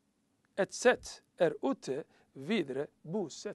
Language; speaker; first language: Swedish; non-native, learner; Somali